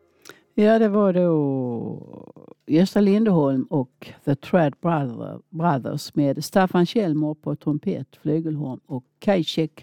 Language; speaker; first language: Swedish; native; Swedish